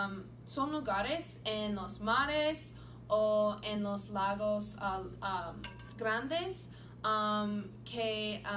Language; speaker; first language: Spanish; non-native, learner; English